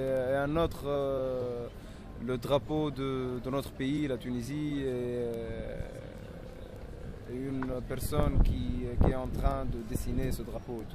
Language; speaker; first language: French; non-native, local second language; Arabic